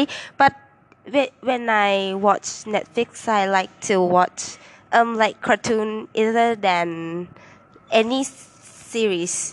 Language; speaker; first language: English; non-native, learner; Thai